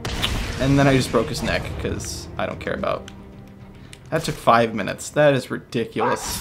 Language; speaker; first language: English; native; English